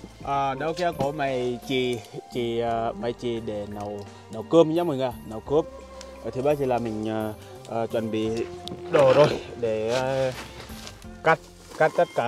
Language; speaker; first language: Vietnamese; non-native, fluent; Portuguese